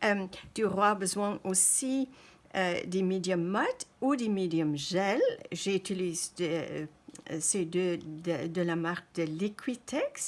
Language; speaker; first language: French; non-native, fluent; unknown